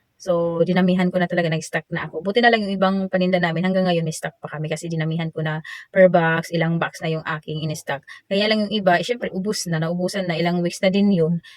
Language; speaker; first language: Filipino; non-native, local second language; Waray